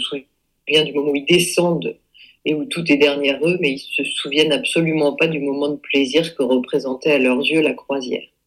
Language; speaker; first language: French; native; French